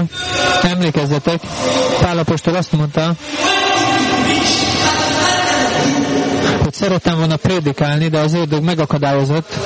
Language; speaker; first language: Hungarian; native; Hungarian